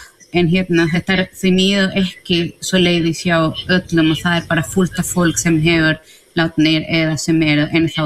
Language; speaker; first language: Icelandic; non-native, fluent; Spanish